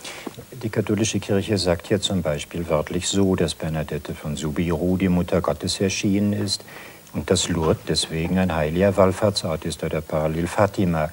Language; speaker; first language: German; native; German